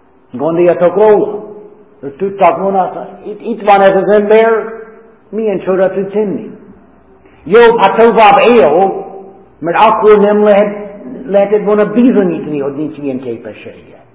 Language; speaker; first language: Hungarian; non-native, learner; English